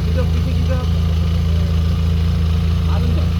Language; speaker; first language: Hindi; non-native, local second language; Telugu